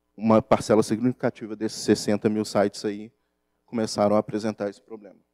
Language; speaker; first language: Portuguese; native; Portuguese